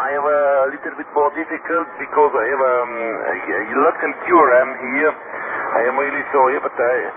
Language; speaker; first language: English; non-native, learner; French